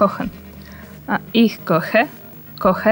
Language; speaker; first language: German; non-native, learner; Russian